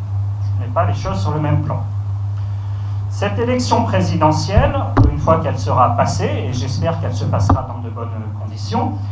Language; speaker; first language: French; native; French